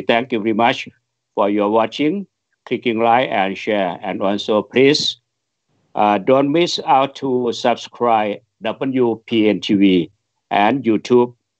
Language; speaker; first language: English; non-native, fluent; Thai